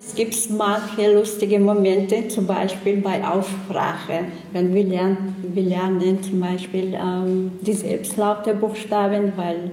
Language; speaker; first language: German; non-native, learner; Chechen